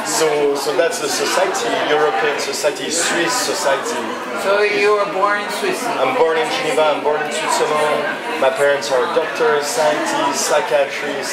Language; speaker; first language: English; non-native, fluent; French